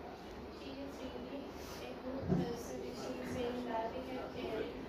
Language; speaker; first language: English; non-native, learner; Bangla